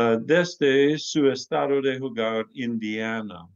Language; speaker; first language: Spanish; non-native, learner; English